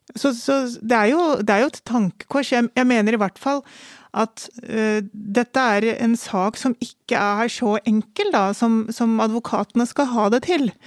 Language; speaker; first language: Norwegian; native; Norwegian